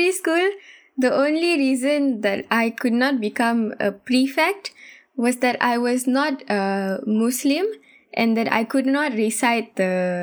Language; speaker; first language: English; non-native, local second language; Tamil